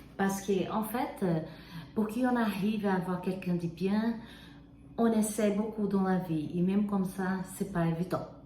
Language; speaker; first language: French; non-native, fluent; Portuguese